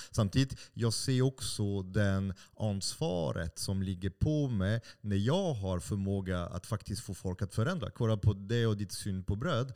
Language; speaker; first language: Swedish; non-native, fluent; French